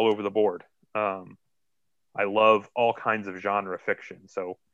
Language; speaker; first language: English; native; English